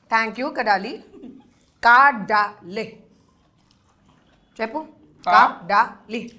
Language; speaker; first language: Telugu; non-native, learner; Hindi